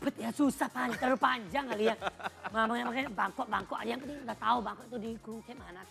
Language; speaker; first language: Indonesian; non-native, fluent; Thai